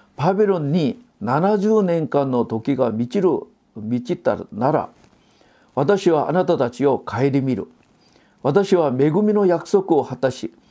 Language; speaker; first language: Japanese; non-native, fluent; Korean